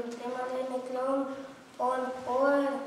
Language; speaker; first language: Estonian; non-native, local second language; Russian